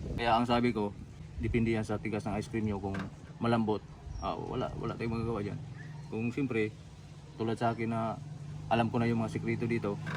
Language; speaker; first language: Filipino; non-native, local second language; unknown